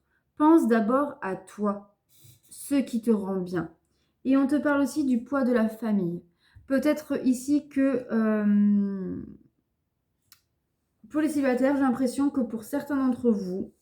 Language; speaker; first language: French; native; French